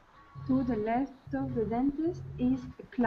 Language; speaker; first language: English; non-native, learner; Arabic